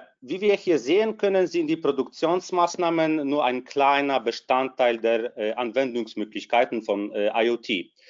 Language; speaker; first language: German; non-native, fluent; Polish